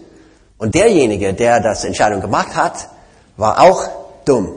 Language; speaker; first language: German; non-native, fluent; English